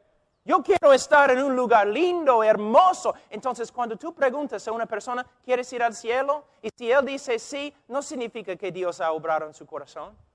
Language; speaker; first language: Spanish; non-native, fluent; English